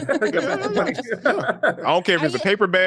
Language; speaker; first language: English; native; English